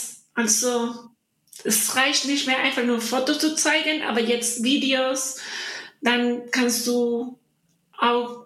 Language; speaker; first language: German; non-native, learner; Spanish